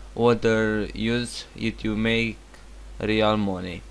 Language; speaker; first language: English; non-native, learner; Romanian